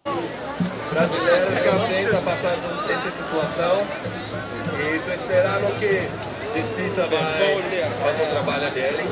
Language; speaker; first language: Portuguese; non-native, learner; English